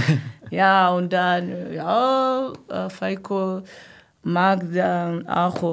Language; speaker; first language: German; non-native, learner; Kinyarwanda